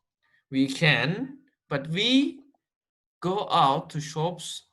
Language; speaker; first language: English; non-native, fluent; Turkish